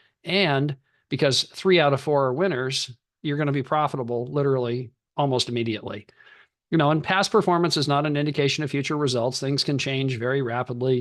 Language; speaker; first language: English; native; English